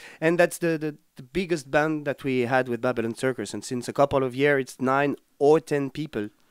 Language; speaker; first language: English; non-native, fluent; French